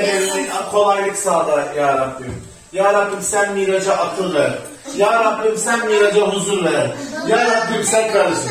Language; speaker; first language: Turkish; early bilingual, heritage; Turkish